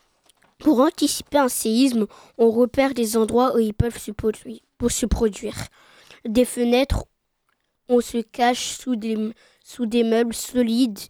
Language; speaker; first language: French; native; French